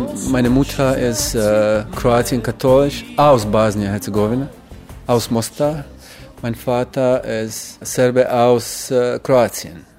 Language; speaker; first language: German; non-native, fluent; Croatian